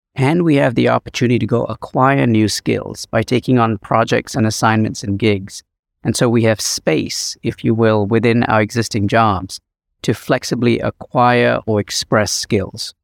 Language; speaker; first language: English; native; English